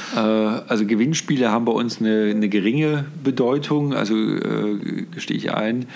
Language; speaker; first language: German; native; German